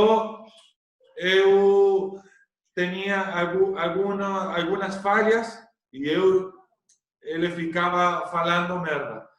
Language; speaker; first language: Portuguese; non-native, learner; Spanish